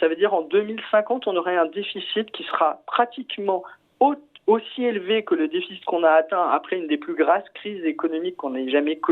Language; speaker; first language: French; native; French